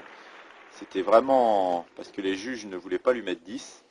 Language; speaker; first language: French; native; French